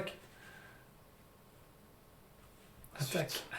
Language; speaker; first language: French; native; French